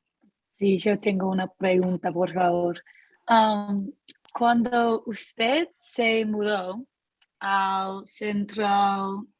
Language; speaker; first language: Spanish; non-native, learner; English